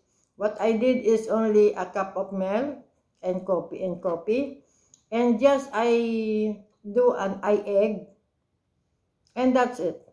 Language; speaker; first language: English; non-native, local second language; Filipino